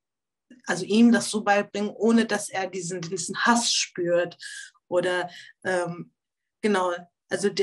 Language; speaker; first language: German; early bilingual, other home language; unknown